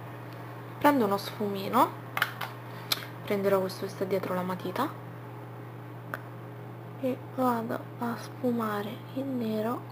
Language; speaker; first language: Italian; native; Italian